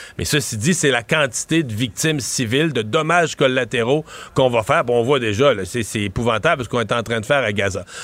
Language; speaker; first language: French; native; French